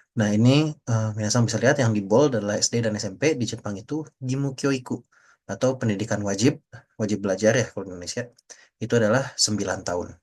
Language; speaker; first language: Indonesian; native; Indonesian